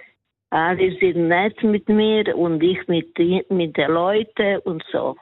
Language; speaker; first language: German; non-native, learner; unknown